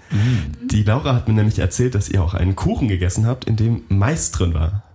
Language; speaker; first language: German; native; German